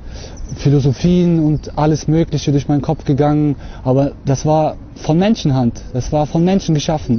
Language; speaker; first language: German; early bilingual, other home language; Russian